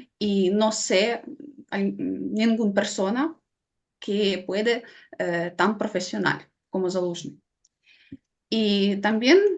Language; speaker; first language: Spanish; non-native, fluent; Ukrainian